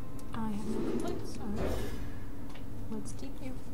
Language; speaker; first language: English; native; English